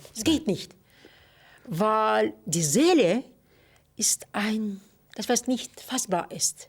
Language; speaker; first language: German; non-native, fluent; Russian